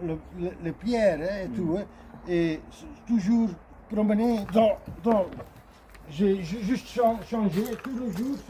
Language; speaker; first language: French; non-native, learner; Dutch